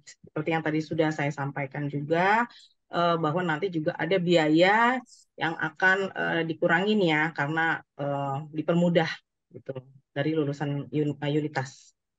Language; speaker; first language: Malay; non-native, fluent; Japanese